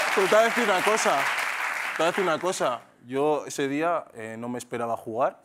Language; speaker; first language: Spanish; native; Spanish